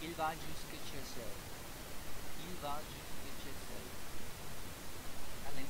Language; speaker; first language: French; non-native, learner; Spanish